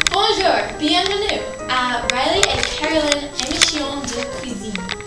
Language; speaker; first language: French; non-native, learner; English